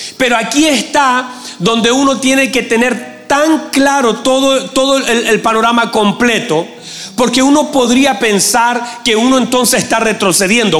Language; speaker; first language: Spanish; native; Spanish